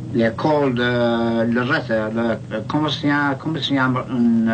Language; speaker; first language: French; non-native, learner; English